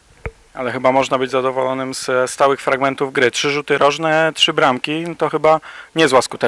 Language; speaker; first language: Polish; native; Polish